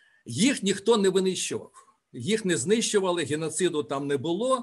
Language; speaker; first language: Ukrainian; native; Ukrainian